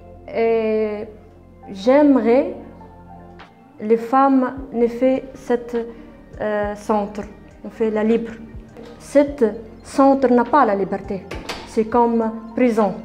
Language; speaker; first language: French; non-native, learner; Arabic